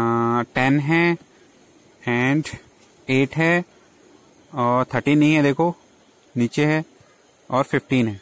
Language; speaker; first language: Hindi; native; Hindi